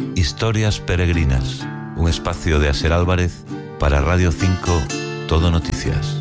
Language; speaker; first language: Spanish; native; Spanish